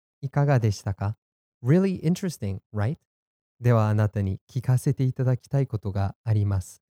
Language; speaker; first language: Japanese; non-native, fluent; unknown